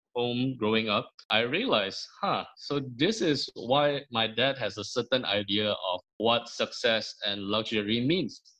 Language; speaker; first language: English; early bilingual, other home language; Indonesian